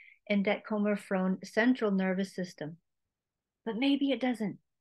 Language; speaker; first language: English; native; English